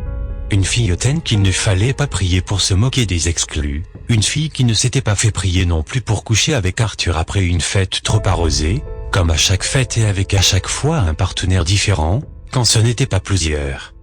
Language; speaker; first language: French; native; French